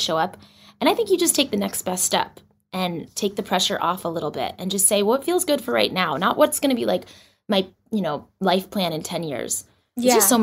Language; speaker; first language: English; native; English